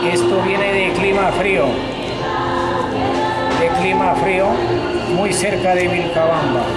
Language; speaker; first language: Spanish; native; Spanish